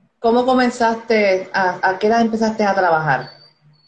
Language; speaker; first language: Spanish; native; Spanish